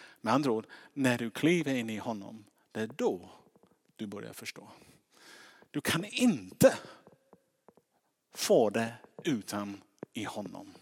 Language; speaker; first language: Swedish; non-native, fluent; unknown